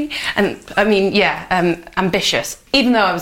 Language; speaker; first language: English; native; English